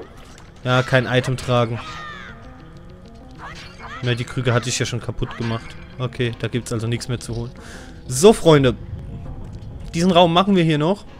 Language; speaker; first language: German; native; German